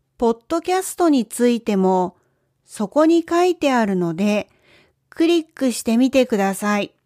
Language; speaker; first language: Japanese; native; Japanese